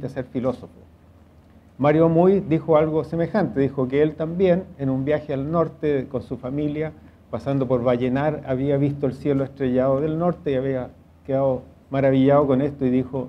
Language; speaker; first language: Spanish; native; Spanish